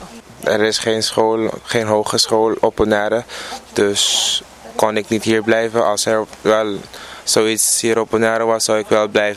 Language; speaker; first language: Dutch; non-native, local second language; Papiamento